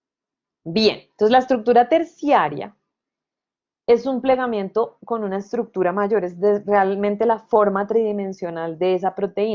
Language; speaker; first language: Spanish; native; Spanish